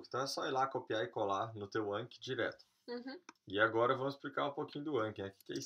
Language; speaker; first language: Portuguese; native; Portuguese